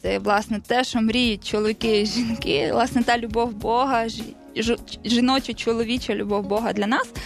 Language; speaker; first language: Ukrainian; native; Ukrainian